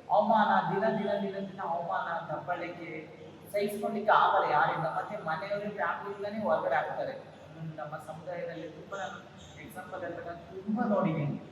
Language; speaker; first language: Kannada; native; Kannada